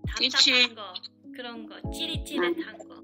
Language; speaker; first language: Korean; early bilingual, heritage; English